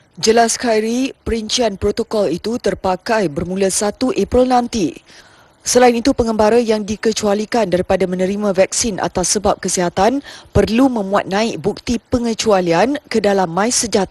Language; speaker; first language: Malay; native; Malay